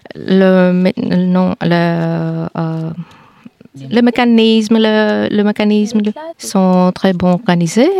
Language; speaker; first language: French; non-native, learner; Greek